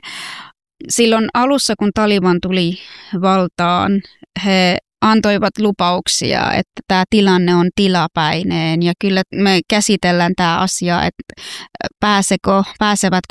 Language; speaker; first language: Finnish; non-native, fluent; Persian